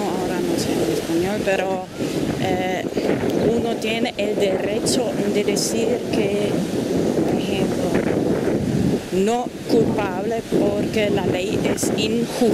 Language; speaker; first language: Spanish; non-native, fluent; German